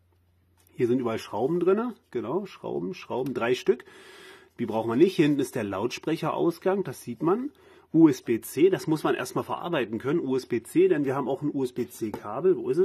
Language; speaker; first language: German; native; German